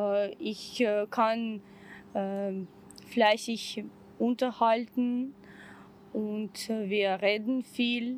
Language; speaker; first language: German; non-native, learner; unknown